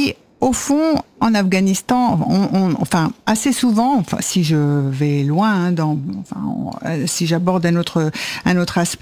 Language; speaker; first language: French; native; French